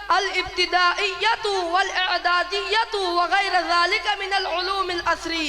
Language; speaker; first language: Arabic; non-native, learner; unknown